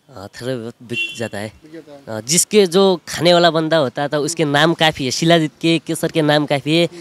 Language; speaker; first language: Hindi; non-native, local second language; Nepali